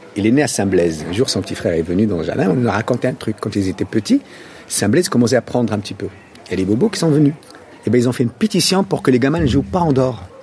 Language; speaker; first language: French; non-native, local second language; Arabic